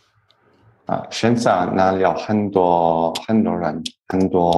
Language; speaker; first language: Chinese; non-native, learner; English